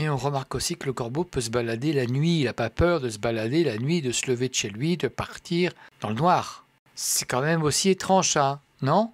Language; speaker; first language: French; native; French